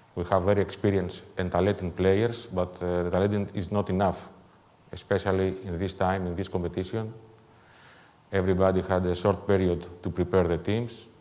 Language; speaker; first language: English; non-native, fluent; Greek